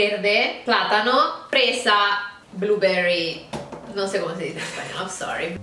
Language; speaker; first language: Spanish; non-native, fluent; Italian